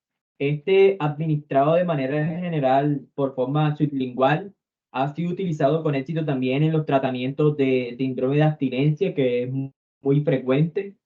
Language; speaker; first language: Spanish; native; Spanish